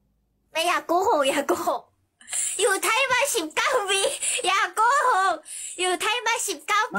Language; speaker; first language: Thai; early bilingual, other home language; Korean